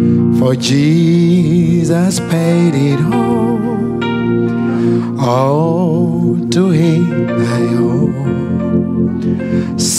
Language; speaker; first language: English; non-native, local second language; Ganda